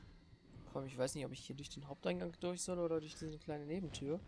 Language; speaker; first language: German; native; German